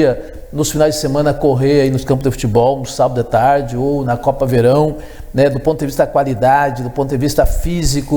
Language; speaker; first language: Portuguese; native; Portuguese